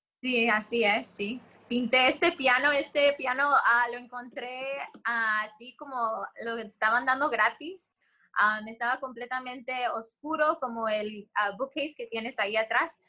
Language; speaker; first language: Spanish; early bilingual, heritage; Spanish